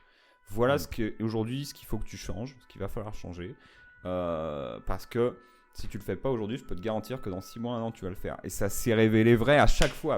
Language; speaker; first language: French; native; French